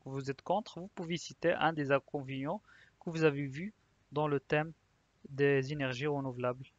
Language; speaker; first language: French; non-native, local second language; Arabic